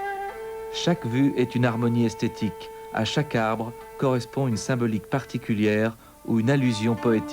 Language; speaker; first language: French; native; French